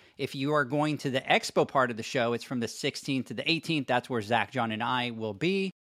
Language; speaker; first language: English; non-native, local second language; Spanish